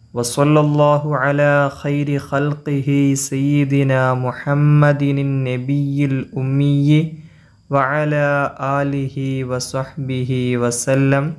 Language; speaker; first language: Arabic; non-native, fluent; Malayalam